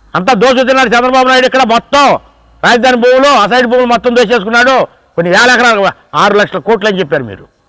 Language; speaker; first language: Telugu; native; Telugu